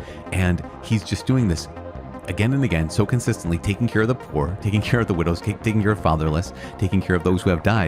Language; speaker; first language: English; native; English